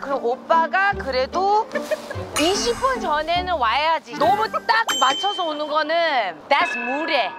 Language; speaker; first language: Korean; early bilingual, heritage; Korean